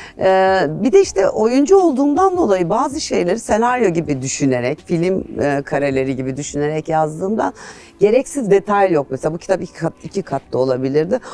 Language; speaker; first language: Turkish; native; Turkish